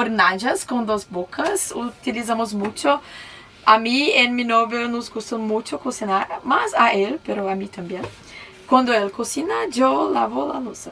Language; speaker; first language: Spanish; non-native, learner; Portuguese